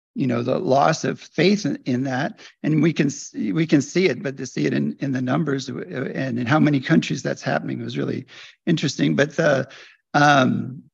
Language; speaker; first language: English; native; English